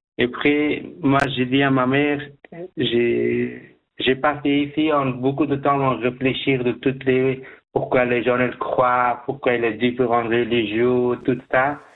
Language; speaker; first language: French; non-native, learner; Persian